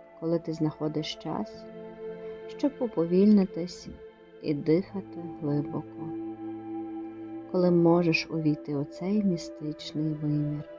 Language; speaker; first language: Ukrainian; native; Ukrainian